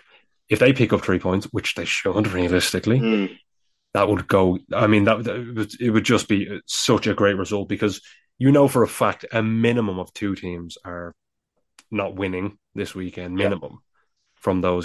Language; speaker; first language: English; native; English